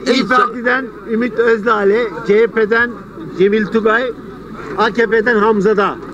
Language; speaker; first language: Turkish; native; Turkish